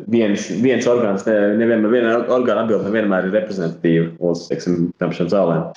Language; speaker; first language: Latvian; native; Latvian